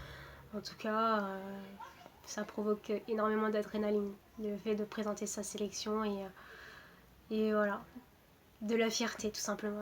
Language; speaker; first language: French; early bilingual, other home language; Portuguese